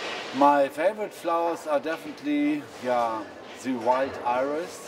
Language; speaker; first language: English; non-native, fluent; German